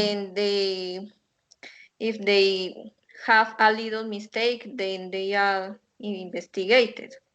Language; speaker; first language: English; non-native, learner; Spanish